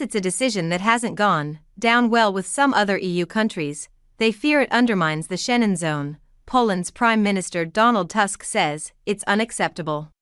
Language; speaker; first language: English; non-native, fluent; German